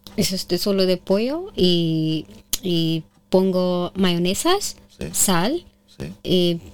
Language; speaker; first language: Spanish; non-native, fluent; Urdu